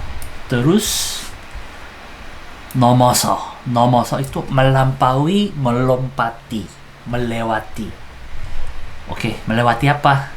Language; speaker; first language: Indonesian; non-native, fluent; Korean